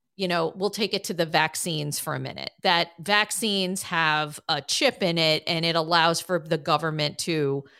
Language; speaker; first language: English; native; English